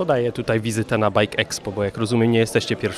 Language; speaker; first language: Polish; native; Polish